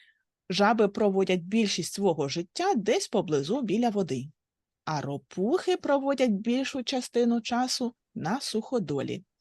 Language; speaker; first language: Ukrainian; native; Ukrainian